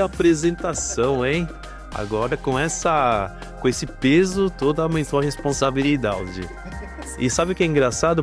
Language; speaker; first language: Portuguese; native; Portuguese